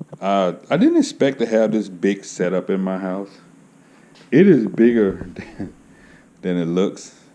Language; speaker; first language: English; native; English